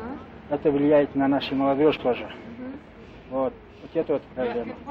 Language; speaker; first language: Russian; non-native, local second language; Kyrgyz